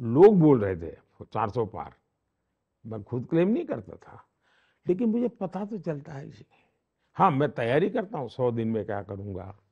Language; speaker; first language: Hindi; non-native, local second language; Gujarati